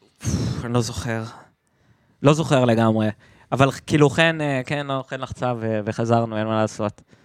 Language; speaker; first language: Hebrew; native; Hebrew